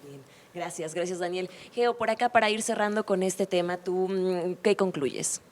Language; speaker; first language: Spanish; native; Spanish